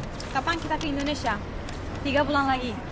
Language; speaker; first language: Indonesian; non-native, learner; Turkish